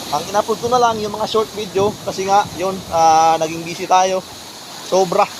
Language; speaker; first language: Filipino; non-native, local second language; Masbatenyo